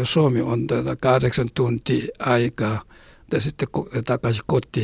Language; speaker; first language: Finnish; non-native, learner; Korean